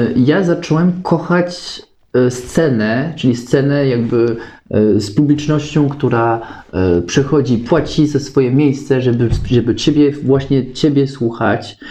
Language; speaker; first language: Polish; non-native, fluent; French